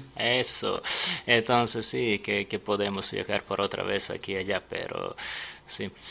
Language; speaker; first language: Spanish; non-native, learner; Serbian